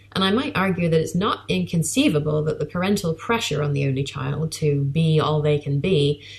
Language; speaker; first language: English; native; English